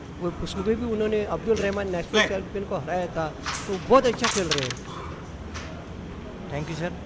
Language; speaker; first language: Hindi; non-native, local second language; Marathi